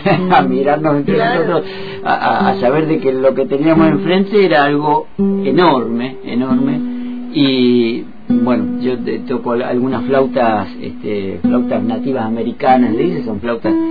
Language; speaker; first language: Spanish; native; Spanish